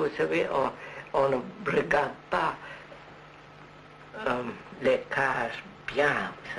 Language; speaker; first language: French; non-native, learner; Telugu